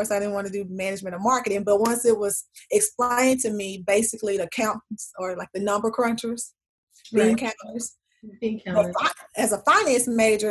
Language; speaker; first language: English; native; English